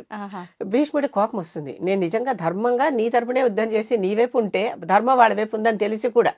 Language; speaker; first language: Telugu; native; Telugu